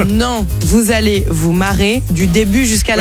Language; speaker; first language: French; native; French